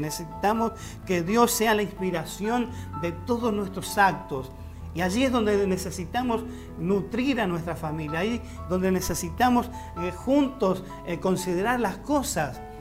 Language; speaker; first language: Spanish; native; Spanish